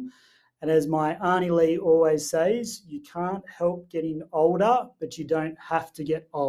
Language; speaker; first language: English; native; English